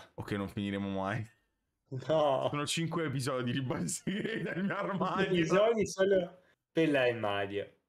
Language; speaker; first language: Italian; native; Italian